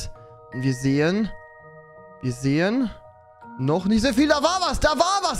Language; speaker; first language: German; native; German